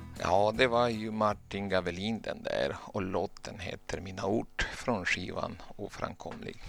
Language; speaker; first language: Swedish; non-native, fluent; Spanish